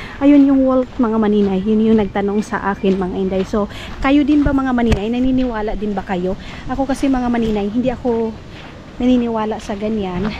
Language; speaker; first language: Filipino; non-native, local second language; Cebuano